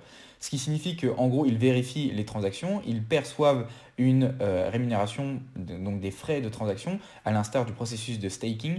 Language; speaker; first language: French; native; French